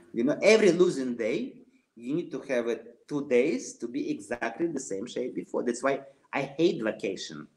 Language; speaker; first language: English; non-native, fluent; Russian